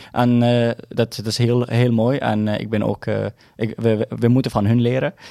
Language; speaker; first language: Dutch; non-native, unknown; Arabic